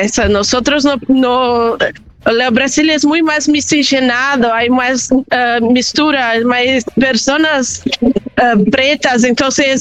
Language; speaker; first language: Spanish; non-native, learner; Portuguese